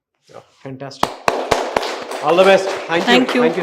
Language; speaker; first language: Telugu; native; Telugu